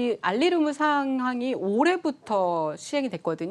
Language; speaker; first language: Korean; native; Korean